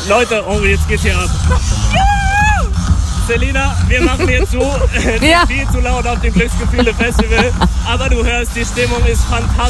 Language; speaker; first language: German; native; German